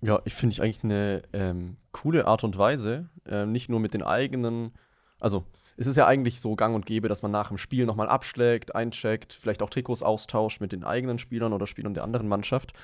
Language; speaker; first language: German; native; German